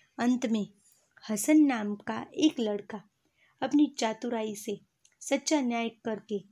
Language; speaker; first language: Hindi; non-native, local second language; Gujarati